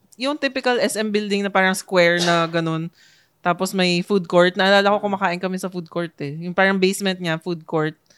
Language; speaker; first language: Filipino; native; Filipino